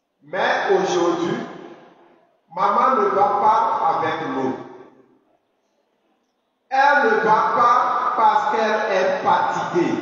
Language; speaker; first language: French; non-native, fluent; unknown